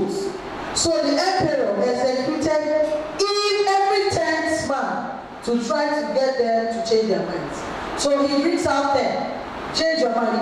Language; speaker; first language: English; non-native, local second language; Yoruba